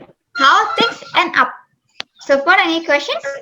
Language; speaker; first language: English; non-native, fluent; Indonesian